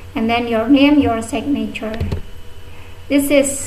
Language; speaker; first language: English; non-native, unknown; Indonesian